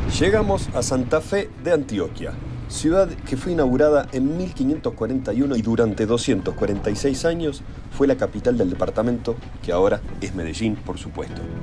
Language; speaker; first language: Spanish; native; Spanish